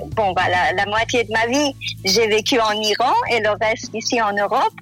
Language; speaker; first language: French; non-native, fluent; Persian